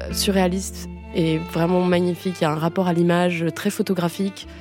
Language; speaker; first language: French; early bilingual, other home language; Portuguese